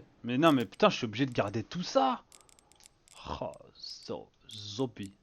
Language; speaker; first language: French; native; French